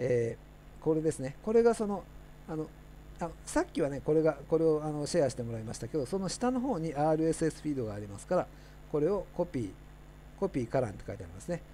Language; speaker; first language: Japanese; native; Japanese